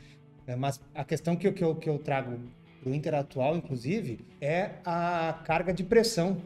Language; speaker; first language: Portuguese; native; Portuguese